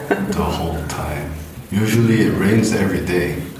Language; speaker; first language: English; non-native, fluent; Korean